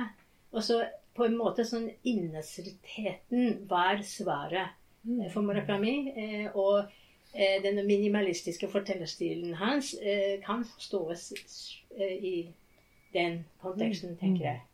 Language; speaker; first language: Norwegian; non-native, fluent; Japanese